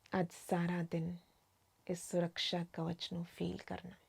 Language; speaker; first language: Hindi; non-native, local second language; Punjabi